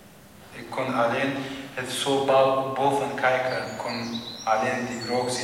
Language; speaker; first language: Dutch; non-native, fluent; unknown